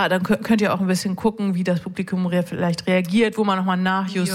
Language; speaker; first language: German; native; German